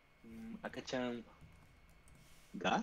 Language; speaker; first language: Japanese; non-native, learner; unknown